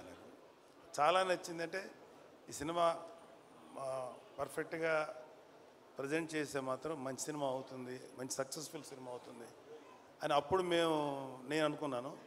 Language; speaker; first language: Telugu; native; Telugu